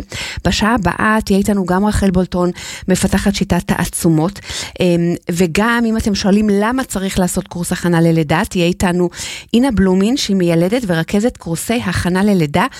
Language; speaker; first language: Hebrew; native; Hebrew